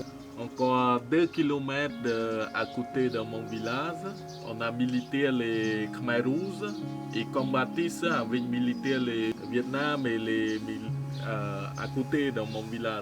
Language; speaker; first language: French; non-native, learner; Khmer